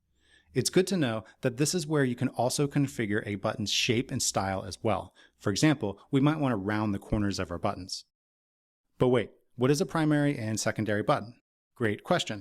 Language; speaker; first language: English; native; English